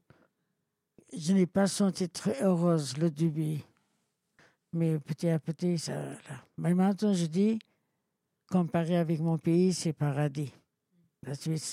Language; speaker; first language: French; non-native, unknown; Persian